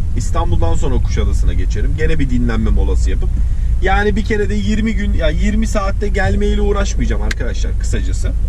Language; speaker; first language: Turkish; early bilingual, heritage; Turkish